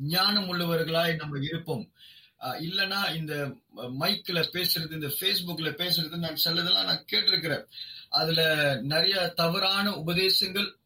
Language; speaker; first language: Tamil; non-native, local second language; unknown